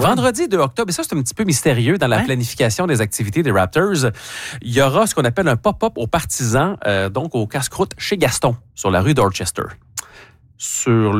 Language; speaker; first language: French; native; French